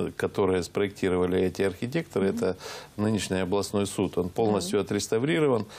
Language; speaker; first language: Russian; native; Russian